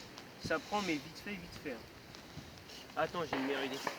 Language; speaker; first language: French; native; French